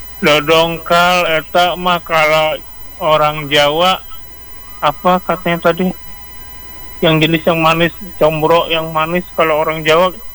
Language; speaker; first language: Malay; non-native, local second language; Sundanese